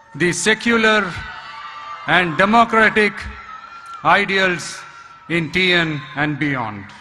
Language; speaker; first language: English; non-native, local second language; Tamil